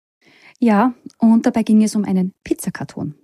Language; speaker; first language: German; native; German